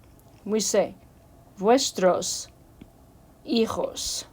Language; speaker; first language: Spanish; non-native, fluent; English